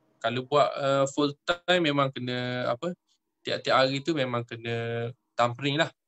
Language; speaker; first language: Malay; native; Malay